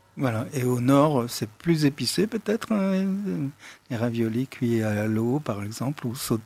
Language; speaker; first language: French; native; French